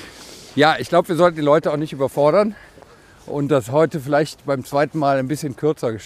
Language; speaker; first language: German; native; German